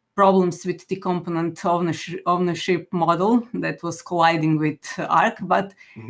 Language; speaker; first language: English; non-native, fluent; Croatian